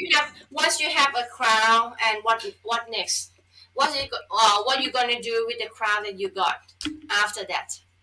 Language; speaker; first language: English; non-native, fluent; Thai